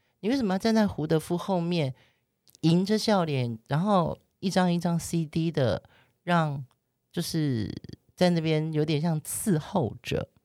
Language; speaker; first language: Chinese; native; Chinese